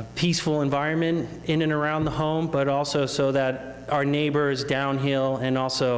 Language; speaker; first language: English; native; English